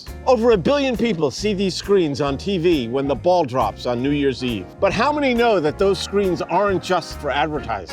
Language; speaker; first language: English; native; English